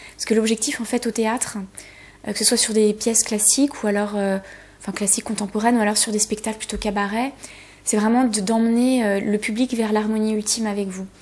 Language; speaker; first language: French; early bilingual, other home language; Polish